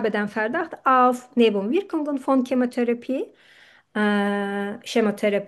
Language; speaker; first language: German; non-native, fluent; Turkish